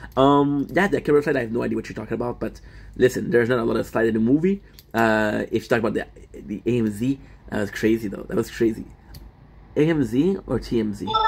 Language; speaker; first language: English; non-native, fluent; French